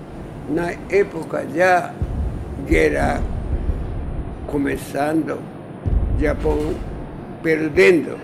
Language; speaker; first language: Portuguese; non-native, learner; Japanese